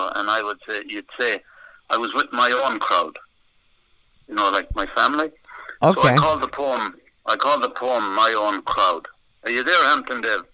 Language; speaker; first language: English; native; English